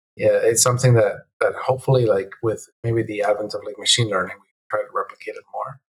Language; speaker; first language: English; early bilingual, other home language; Spanish